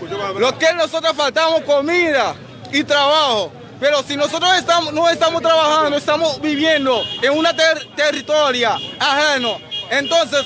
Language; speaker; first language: Spanish; non-native, learner; Haitian Creole